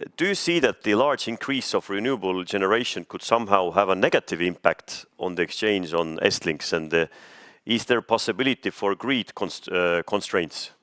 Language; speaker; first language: English; non-native, fluent; Estonian